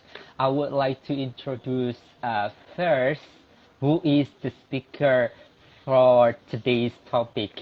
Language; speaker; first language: English; non-native, local second language; Indonesian